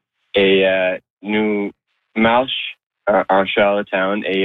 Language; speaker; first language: French; non-native, learner; English